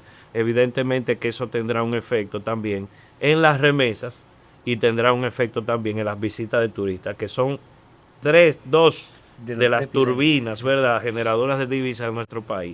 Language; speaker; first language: Spanish; native; Spanish